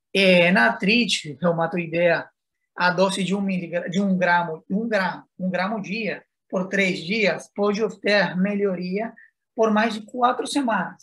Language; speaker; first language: Portuguese; non-native, fluent; Spanish